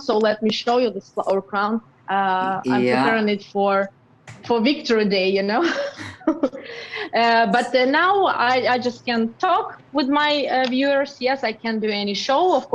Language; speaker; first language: English; non-native, learner; Russian